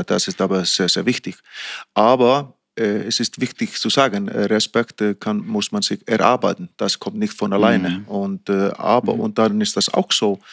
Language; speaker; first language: German; non-native, fluent; Icelandic